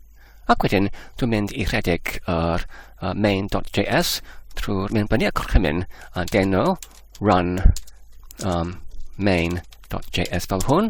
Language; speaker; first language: Welsh; non-native, fluent; English